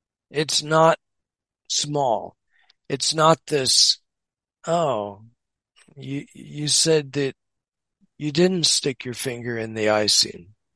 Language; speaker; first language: English; native; English